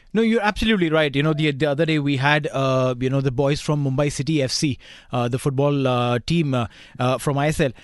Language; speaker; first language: English; non-native, local second language; Hindi